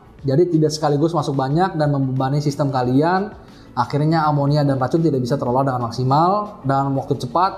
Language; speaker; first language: Indonesian; native; Indonesian